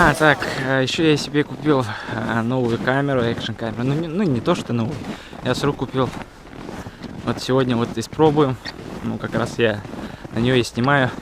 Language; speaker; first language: Russian; non-native, local second language; Yakut